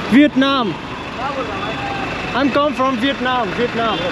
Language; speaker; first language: English; non-native, learner; Vietnamese